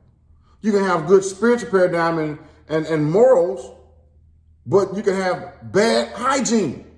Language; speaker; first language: English; native; English